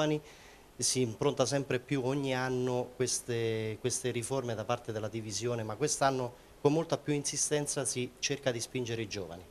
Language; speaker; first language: Italian; native; Italian